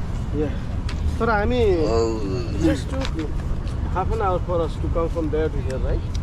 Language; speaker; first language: English; non-native, fluent; Nepali